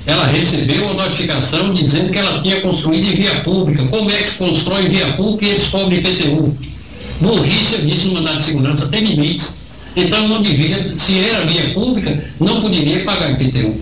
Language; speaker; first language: Portuguese; native; Portuguese